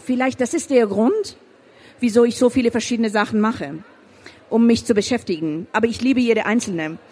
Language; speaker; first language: German; non-native, fluent; Persian